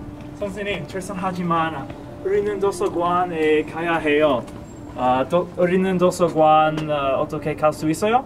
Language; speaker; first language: Korean; non-native, learner; English